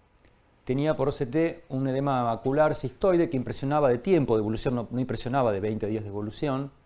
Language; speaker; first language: Spanish; native; Spanish